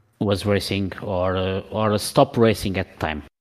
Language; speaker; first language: English; non-native, learner; Portuguese